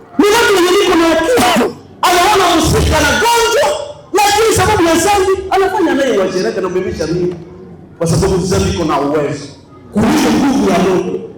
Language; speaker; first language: Swahili; native; Swahili